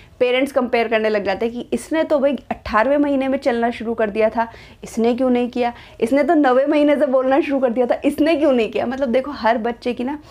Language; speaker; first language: Hindi; native; Hindi